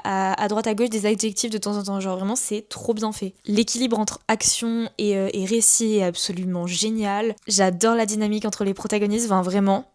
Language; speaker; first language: French; native; French